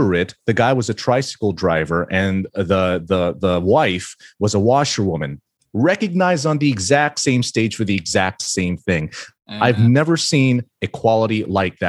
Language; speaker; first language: English; non-native, local second language; Filipino